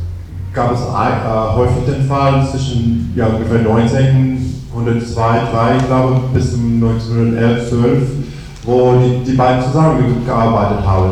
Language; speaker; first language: German; non-native, fluent; English